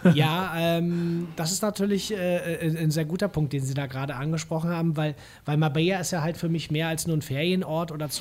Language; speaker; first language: German; native; German